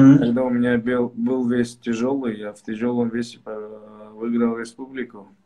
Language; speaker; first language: Russian; non-native, local second language; Tajik